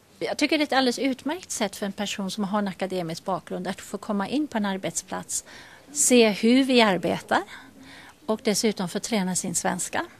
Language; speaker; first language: Swedish; native; Swedish